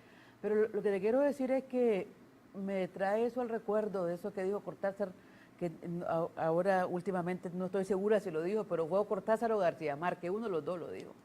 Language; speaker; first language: Spanish; native; Spanish